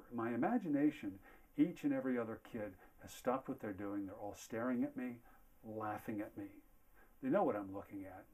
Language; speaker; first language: English; native; English